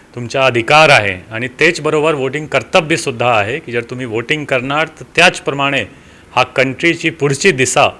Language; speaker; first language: Marathi; non-native, local second language; Hindi